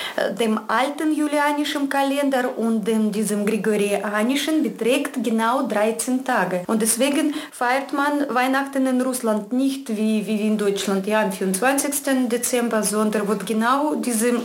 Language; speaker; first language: German; non-native, fluent; Russian